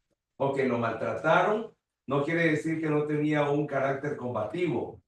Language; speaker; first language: Spanish; native; Spanish